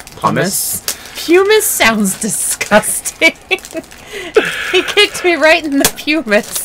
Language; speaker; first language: English; native; English